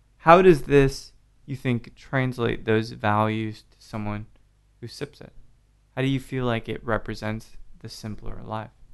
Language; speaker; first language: English; native; English